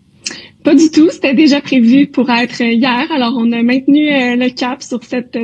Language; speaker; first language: French; native; French